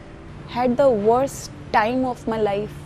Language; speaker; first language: English; non-native, local second language; Hindi